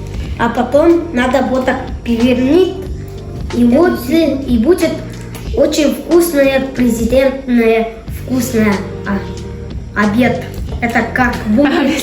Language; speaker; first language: Russian; non-native, local second language; Kazakh